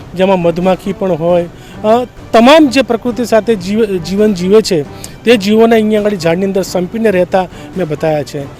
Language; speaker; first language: Gujarati; non-native, local second language; Rathawi